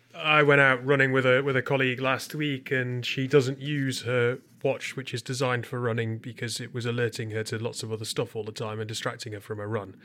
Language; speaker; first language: English; native; English